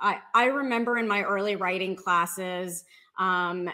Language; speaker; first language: English; native; English